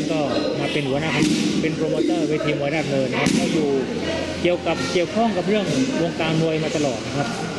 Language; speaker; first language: Thai; native; Thai